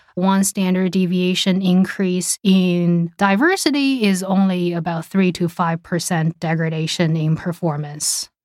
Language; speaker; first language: English; early bilingual, other home language; Chinese